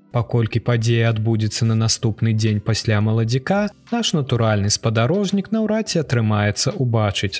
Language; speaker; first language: Belarusian; native; Belarusian